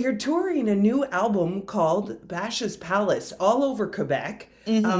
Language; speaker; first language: English; native; English